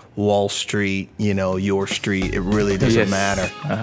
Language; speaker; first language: English; early bilingual, other home language; Indonesian